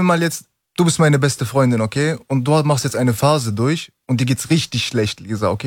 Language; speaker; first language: German; early bilingual, other home language; Turkish